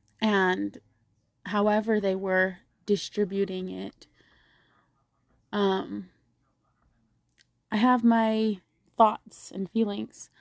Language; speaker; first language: English; native; English